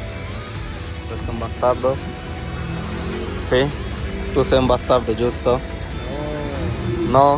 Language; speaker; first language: Italian; non-native, learner; Bangla